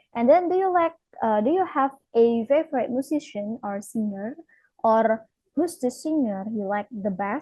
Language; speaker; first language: English; non-native, fluent; Indonesian